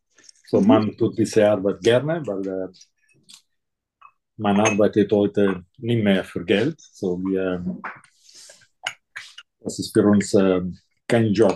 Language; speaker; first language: German; non-native, fluent; Italian